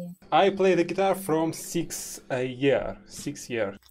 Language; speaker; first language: English; non-native, learner; Russian